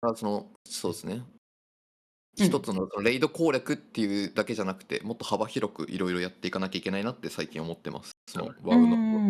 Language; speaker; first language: Japanese; native; Japanese